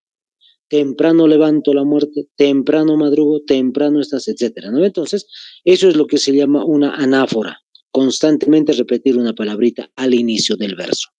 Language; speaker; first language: Spanish; native; Spanish